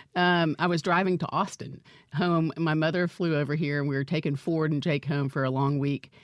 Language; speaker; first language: English; native; English